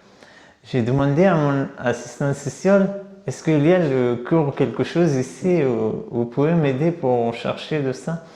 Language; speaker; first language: French; non-native, learner; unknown